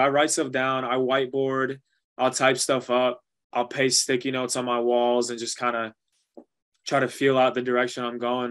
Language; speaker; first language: English; early bilingual, other home language; Spanish